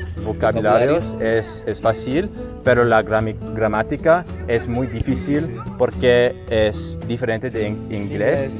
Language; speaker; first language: Spanish; non-native, learner; English